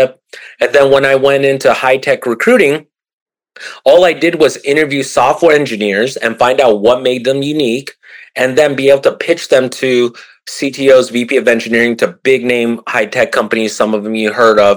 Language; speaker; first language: English; early bilingual, other home language; Japanese